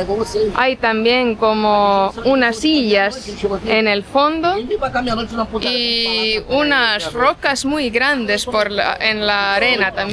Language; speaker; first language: Spanish; non-native, fluent; Estonian